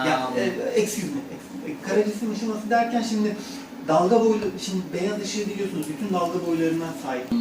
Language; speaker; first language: Turkish; native; Turkish